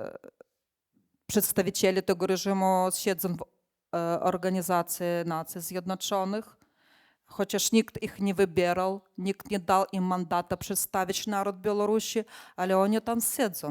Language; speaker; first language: Polish; non-native, fluent; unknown